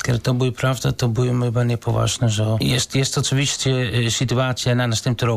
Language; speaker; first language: Polish; non-native, learner; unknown